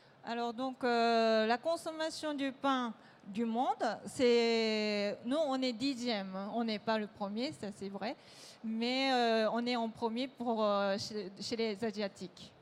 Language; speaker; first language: French; non-native, fluent; Japanese